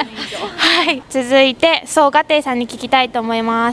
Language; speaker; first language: Japanese; native; Japanese